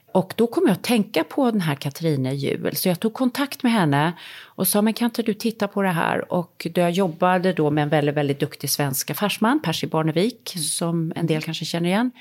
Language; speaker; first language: Swedish; native; Swedish